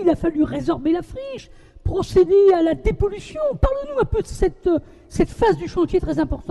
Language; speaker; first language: French; native; French